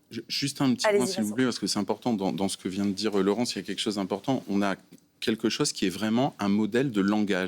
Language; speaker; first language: French; native; French